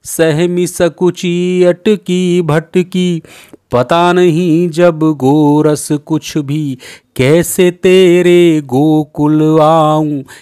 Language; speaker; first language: Hindi; native; Hindi